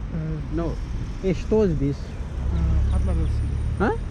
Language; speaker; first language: Russian; non-native, learner; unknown